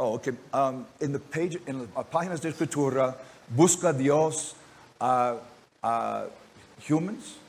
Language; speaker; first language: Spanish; non-native, learner; English